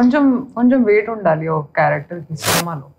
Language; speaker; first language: Telugu; non-native, fluent; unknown